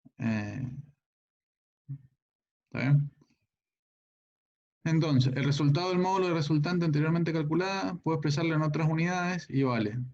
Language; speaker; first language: Spanish; native; Spanish